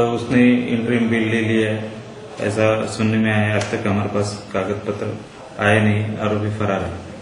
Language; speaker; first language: Hindi; non-native, local second language; Marathi